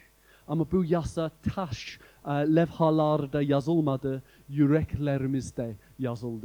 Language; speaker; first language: Turkish; non-native, fluent; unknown